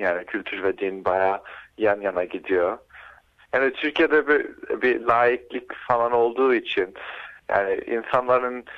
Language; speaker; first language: Turkish; early bilingual, heritage; Turkish